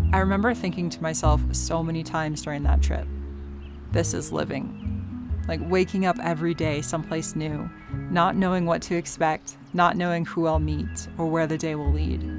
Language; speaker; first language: English; native; English